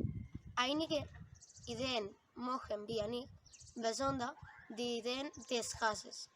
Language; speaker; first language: German; non-native, learner; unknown